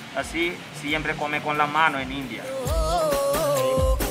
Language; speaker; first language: Spanish; non-native, learner; Gujarati